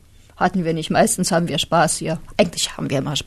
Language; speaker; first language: German; native; German